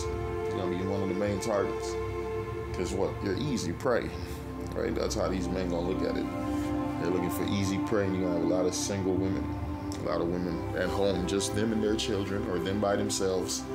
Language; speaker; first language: English; native; English